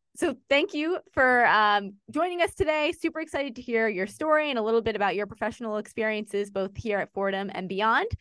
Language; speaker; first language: English; native; English